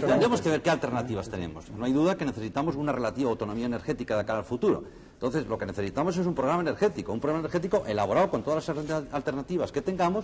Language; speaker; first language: Spanish; native; Spanish